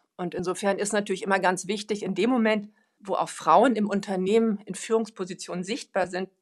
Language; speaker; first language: German; non-native, fluent; Swedish